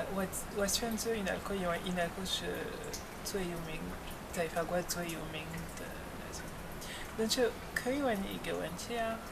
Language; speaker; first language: Chinese; non-native, learner; French